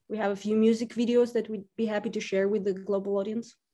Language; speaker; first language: English; non-native, fluent; Russian